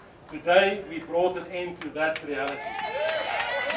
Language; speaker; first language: English; non-native, local second language; Afrikaans